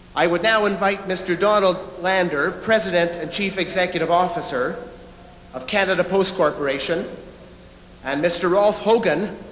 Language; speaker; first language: English; native; English